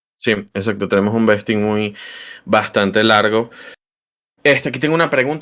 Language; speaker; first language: Spanish; native; Spanish